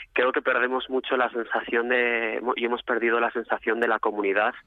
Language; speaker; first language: Spanish; native; Spanish